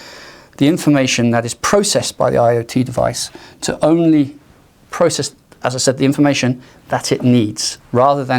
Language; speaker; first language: English; native; English